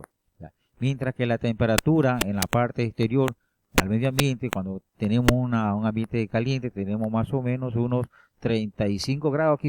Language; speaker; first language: Spanish; native; Spanish